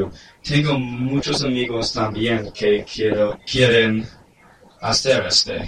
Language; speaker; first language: Spanish; non-native, learner; English